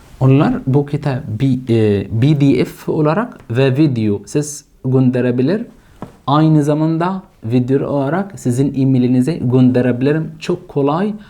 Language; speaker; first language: Turkish; non-native, fluent; Arabic